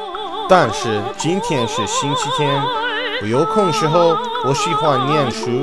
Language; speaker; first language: Chinese; non-native, learner; English